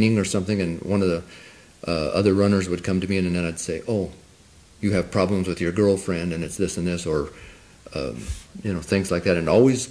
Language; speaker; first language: English; non-native, local second language; Spanish